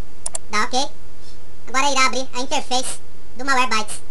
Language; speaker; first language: Portuguese; native; Portuguese